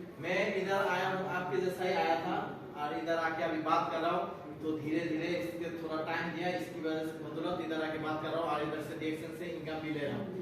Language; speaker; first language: Hindi; non-native, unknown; Bangla